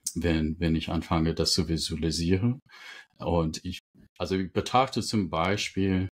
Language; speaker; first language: German; non-native, fluent; English